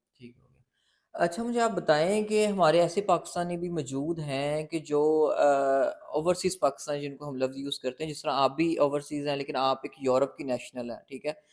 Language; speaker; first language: Urdu; native; Urdu